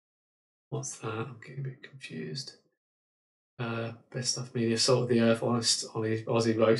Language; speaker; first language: English; native; English